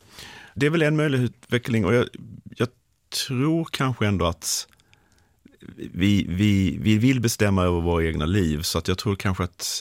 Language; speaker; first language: Swedish; native; Swedish